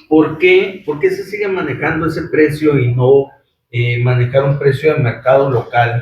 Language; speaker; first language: Spanish; native; Spanish